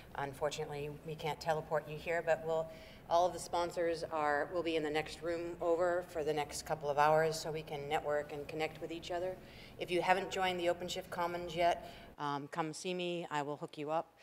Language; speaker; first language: English; native; English